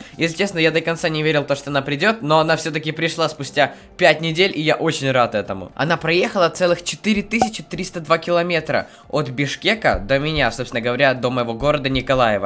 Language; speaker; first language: Russian; native; Russian